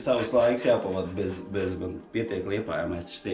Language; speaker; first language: Latvian; non-native, local second language; Russian